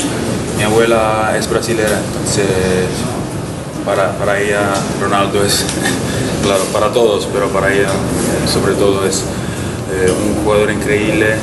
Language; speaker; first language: Spanish; non-native, fluent; Italian